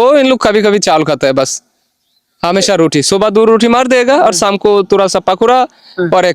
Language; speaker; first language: Hindi; non-native, learner; Bangla